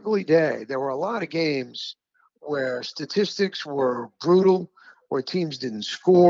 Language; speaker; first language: English; native; English